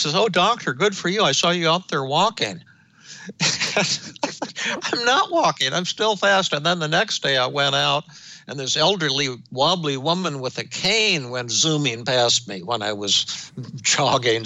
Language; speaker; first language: English; native; English